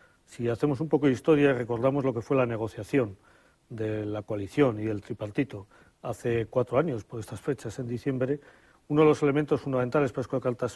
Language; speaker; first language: Spanish; native; Spanish